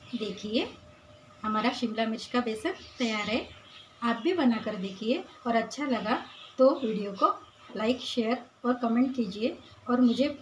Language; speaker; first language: Hindi; non-native, local second language; Marathi